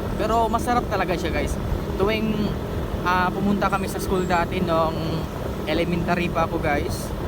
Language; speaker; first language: Filipino; non-native, local second language; Cebuano